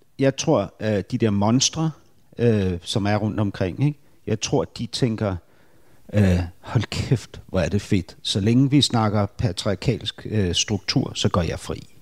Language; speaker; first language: Danish; native; Danish